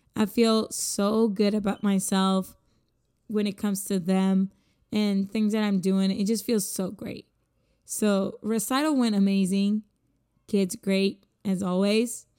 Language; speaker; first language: English; non-native, fluent; Spanish